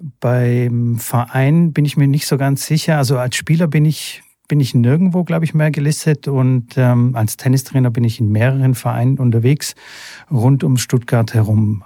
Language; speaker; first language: German; early bilingual, other home language; Bulgarian